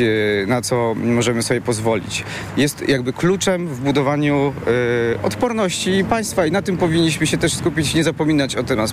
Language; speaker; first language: Polish; native; Polish